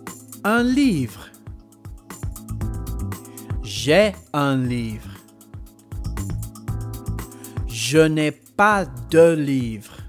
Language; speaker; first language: French; non-native, fluent; English